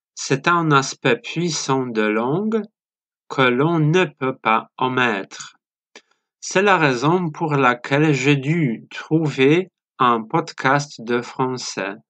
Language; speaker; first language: French; non-native, learner; Polish